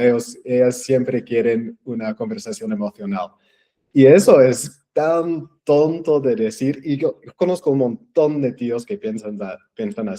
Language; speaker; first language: Spanish; non-native, fluent; English